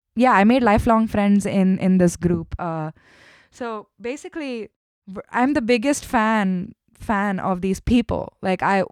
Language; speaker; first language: English; non-native, local second language; Tamil